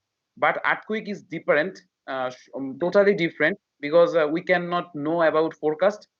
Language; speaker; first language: English; non-native, learner; Bangla